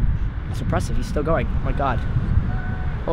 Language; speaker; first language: English; native; English